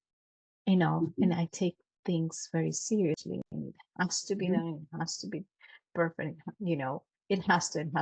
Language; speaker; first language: English; non-native, fluent; Spanish